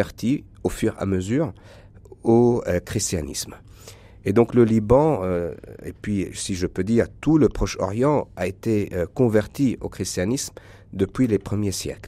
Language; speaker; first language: French; non-native, local second language; Arabic